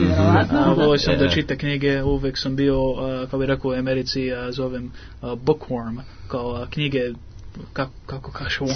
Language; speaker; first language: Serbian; early bilingual, heritage; English